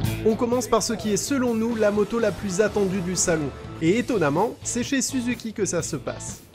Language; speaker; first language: French; native; French